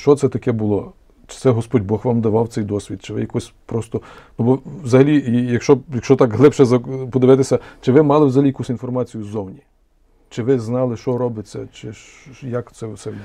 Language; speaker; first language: Ukrainian; native; Ukrainian